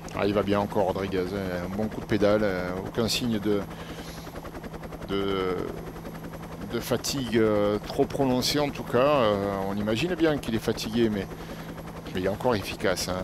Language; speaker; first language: French; native; French